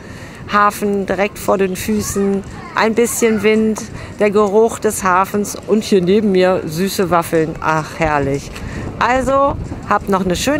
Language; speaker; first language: German; native; German